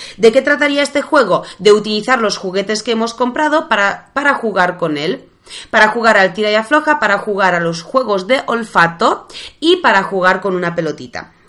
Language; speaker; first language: Spanish; non-native, fluent; Polish